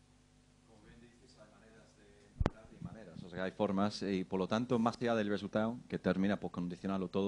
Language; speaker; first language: Spanish; non-native, fluent; English